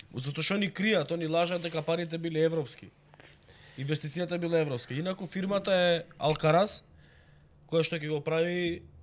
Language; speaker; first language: Macedonian; native; Macedonian